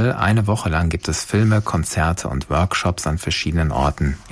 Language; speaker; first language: German; native; German